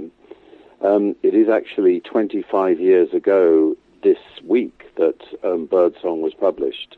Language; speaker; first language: English; native; English